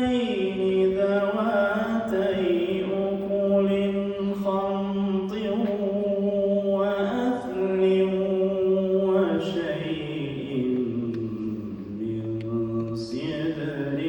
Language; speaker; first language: Arabic; native; Arabic